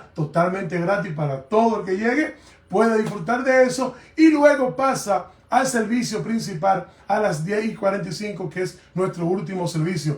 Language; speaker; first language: Spanish; native; Spanish